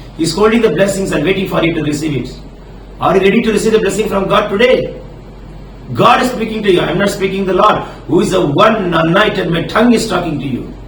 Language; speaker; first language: English; non-native, local second language; Tamil